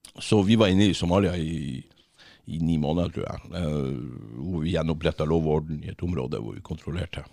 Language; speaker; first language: Norwegian; native; Norwegian